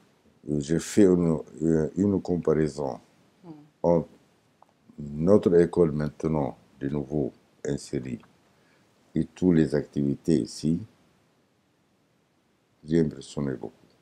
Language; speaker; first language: French; non-native, learner; Arabic